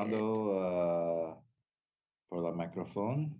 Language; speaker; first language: Spanish; non-native, learner; English